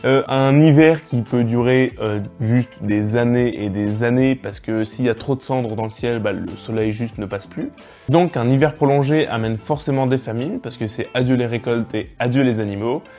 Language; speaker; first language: French; native; French